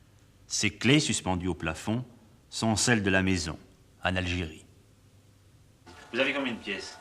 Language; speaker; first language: French; native; French